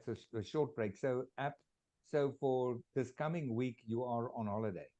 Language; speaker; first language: English; non-native, fluent; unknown